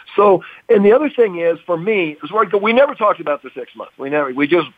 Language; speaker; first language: English; native; English